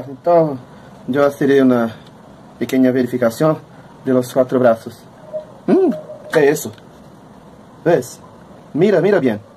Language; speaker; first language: Spanish; non-native, learner; Portuguese